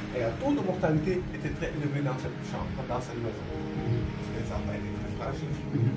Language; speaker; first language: French; non-native, local second language; Wolof